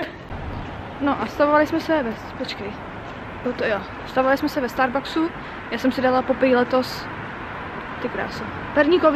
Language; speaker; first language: Czech; native; Czech